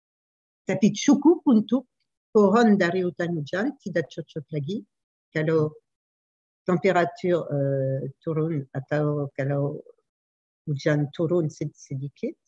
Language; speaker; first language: Indonesian; non-native, learner; French